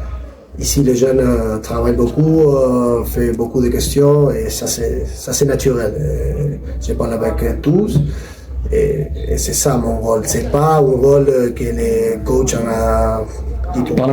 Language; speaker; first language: French; non-native, learner; Spanish